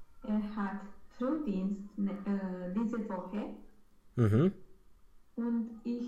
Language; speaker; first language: German; non-native, learner; Romanian